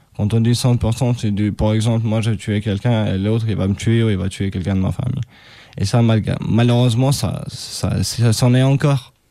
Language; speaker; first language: French; non-native, fluent; Albanian